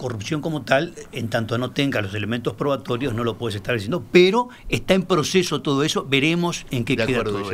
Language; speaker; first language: Spanish; native; Spanish